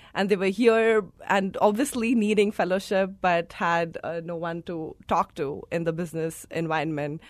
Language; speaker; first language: English; non-native, local second language; Hindi